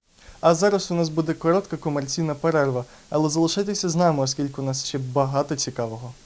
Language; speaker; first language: Ukrainian; native; Ukrainian